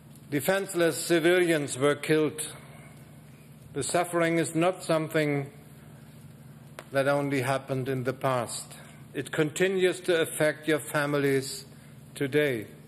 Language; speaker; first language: English; non-native, fluent; German